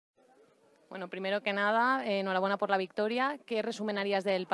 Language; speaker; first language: Spanish; native; Spanish